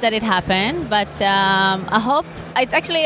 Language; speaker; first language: English; non-native, fluent; Hebrew